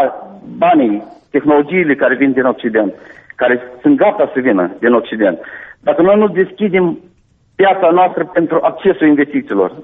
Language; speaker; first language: Romanian; native; Romanian